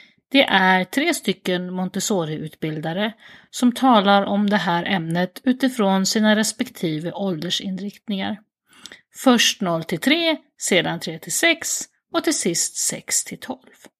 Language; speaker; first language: Swedish; native; Swedish